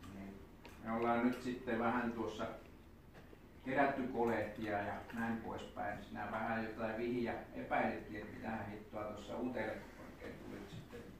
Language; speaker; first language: Finnish; native; Finnish